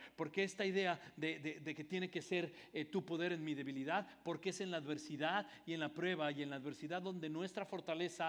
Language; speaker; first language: Spanish; native; Spanish